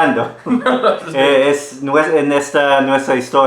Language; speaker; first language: Spanish; non-native, fluent; Filipino